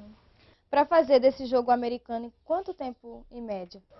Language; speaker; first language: Portuguese; native; Portuguese